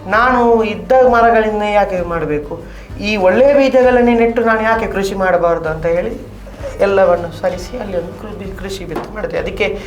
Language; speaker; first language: Kannada; non-native, local second language; Tulu